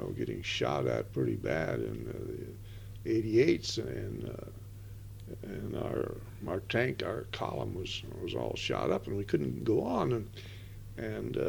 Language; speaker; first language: English; early bilingual, other home language; Dutch